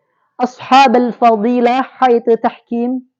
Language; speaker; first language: Arabic; non-native, learner; Indonesian